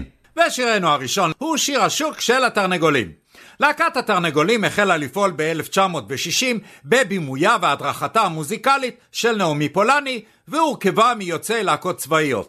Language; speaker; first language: Hebrew; native; Hebrew